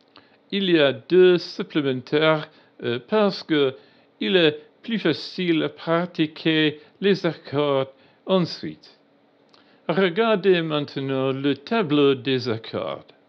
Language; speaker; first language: French; non-native, learner; English